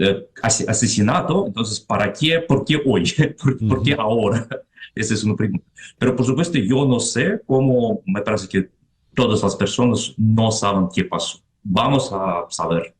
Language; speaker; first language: Spanish; non-native, fluent; Russian